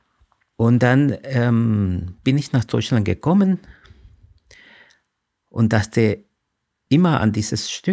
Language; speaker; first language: German; non-native, fluent; Spanish